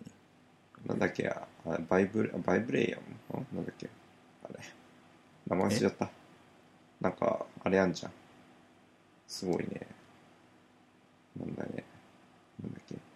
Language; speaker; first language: Japanese; native; Japanese